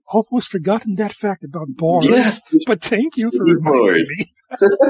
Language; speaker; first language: English; native; English